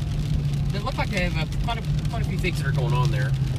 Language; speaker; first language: English; native; English